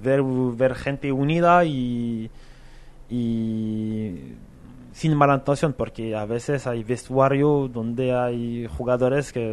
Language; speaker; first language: Spanish; non-native, fluent; French